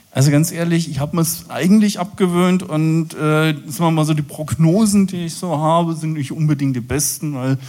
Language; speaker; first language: German; native; German